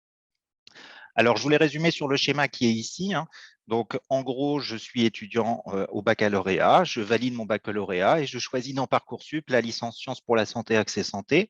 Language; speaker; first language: French; native; French